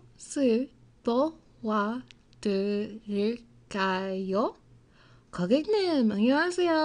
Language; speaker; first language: Korean; non-native, learner; English